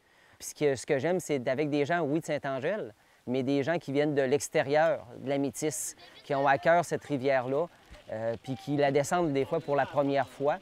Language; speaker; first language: French; native; French